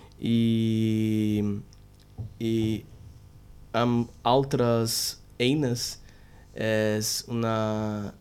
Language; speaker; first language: Catalan; non-native, learner; Portuguese